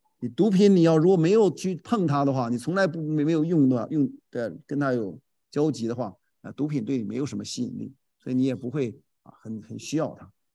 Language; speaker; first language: Chinese; native; Chinese